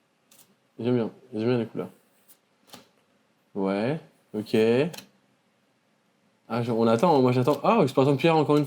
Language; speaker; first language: French; native; French